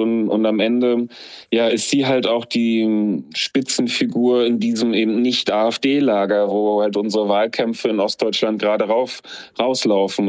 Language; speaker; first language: German; native; German